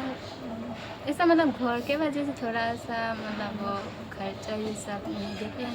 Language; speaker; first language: Hindi; non-native, local second language; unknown